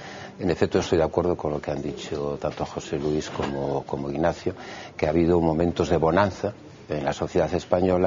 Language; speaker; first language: Spanish; native; Spanish